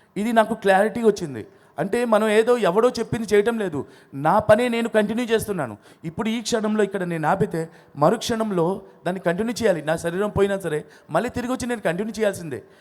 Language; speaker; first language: Telugu; non-native, local second language; Odia